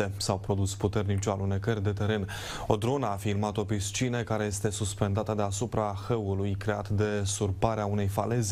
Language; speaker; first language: Romanian; native; Romanian